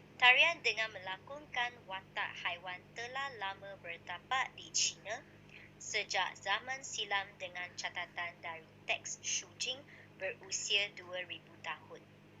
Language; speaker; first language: Malay; non-native, local second language; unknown